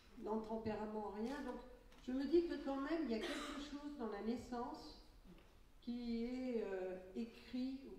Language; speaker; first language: French; early bilingual, other home language; Catalan